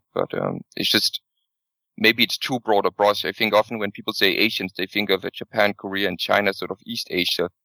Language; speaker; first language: English; non-native, fluent; Danish